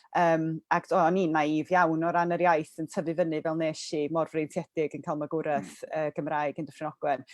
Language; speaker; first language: Welsh; native; Welsh